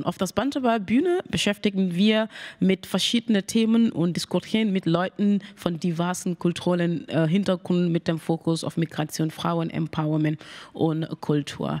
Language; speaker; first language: German; non-native, learner; Mandingo